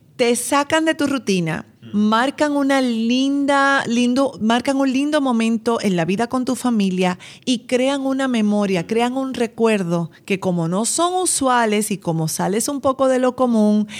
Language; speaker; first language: Spanish; native; Spanish